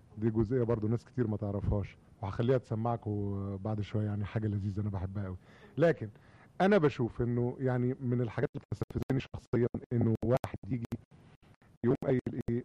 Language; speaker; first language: Egyptian Arabic; native; Egyptian Arabic